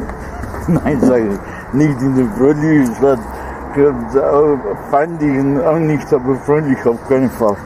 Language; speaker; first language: German; non-native, fluent; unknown